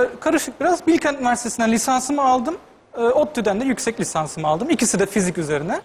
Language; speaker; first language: Turkish; early bilingual, heritage; Turkish